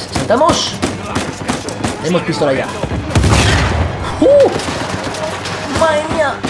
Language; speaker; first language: Spanish; native; Spanish